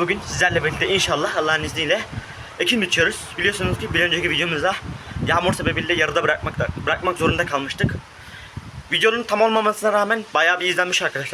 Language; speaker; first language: Turkish; native; Turkish